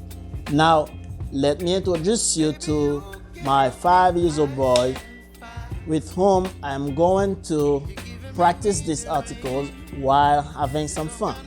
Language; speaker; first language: English; non-native, fluent; Haitian Creole